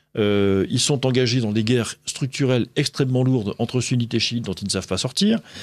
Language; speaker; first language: French; native; French